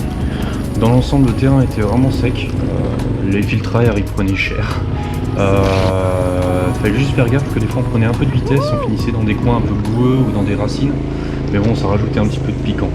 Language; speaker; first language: French; native; French